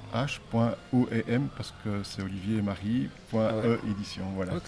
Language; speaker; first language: French; native; French